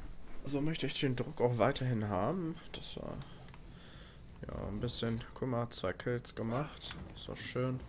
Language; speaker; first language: German; native; German